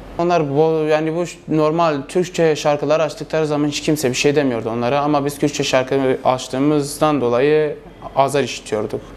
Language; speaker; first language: Turkish; non-native, local second language; Kurdish